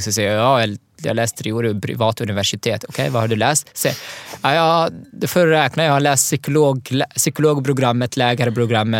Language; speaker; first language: Swedish; non-native, learner; Arabic